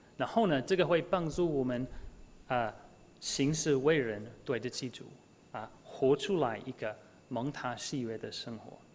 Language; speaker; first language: Chinese; non-native, fluent; English